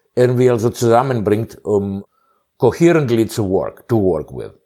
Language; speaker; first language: German; non-native, fluent; Greek